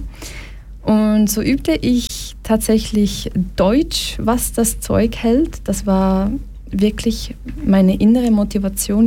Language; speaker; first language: German; early bilingual, other home language; Portuguese